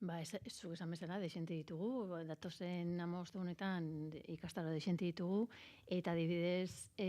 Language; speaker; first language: Basque; native; Basque